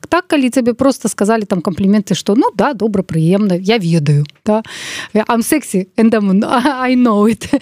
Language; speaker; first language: Belarusian; non-native, local second language; Russian